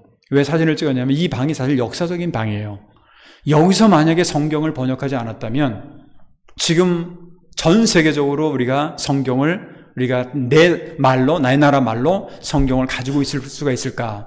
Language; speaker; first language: Korean; native; Korean